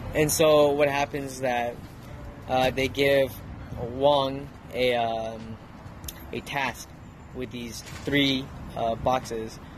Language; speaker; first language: English; early bilingual, other home language; Spanish